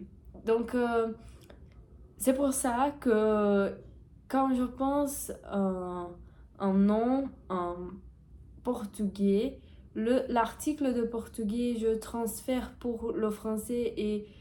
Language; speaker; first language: French; non-native, learner; Portuguese